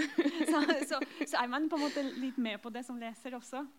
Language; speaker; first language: Norwegian; non-native, fluent; Polish